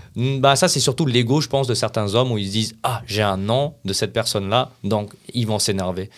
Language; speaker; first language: French; native; French